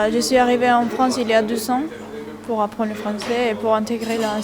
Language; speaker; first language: French; non-native, learner; Spanish